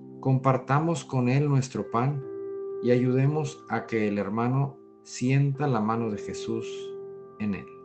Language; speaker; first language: Spanish; native; Spanish